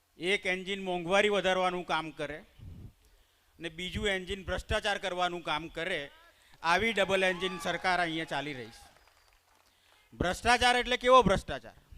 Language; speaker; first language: Gujarati; native; Gujarati